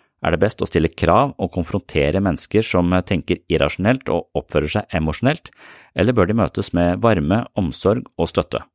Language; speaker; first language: Norwegian; native; Norwegian